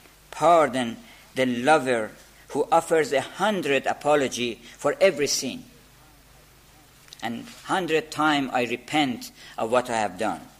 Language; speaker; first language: English; non-native, fluent; Persian